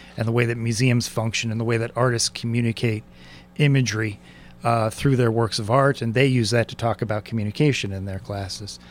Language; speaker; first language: English; native; English